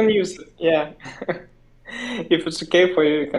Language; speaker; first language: English; non-native, learner; Russian